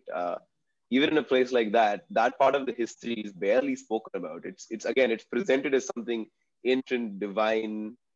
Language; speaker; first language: English; non-native, local second language; Tamil